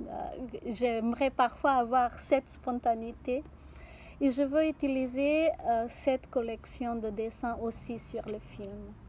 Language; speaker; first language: French; non-native, fluent; Portuguese